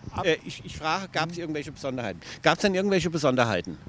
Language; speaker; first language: German; native; German